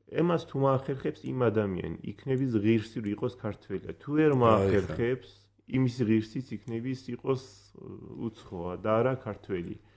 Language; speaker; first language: Georgian; early bilingual, heritage; Georgian